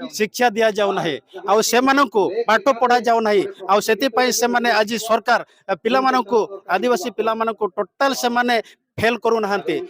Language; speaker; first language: Odia; non-native, local second language; Santali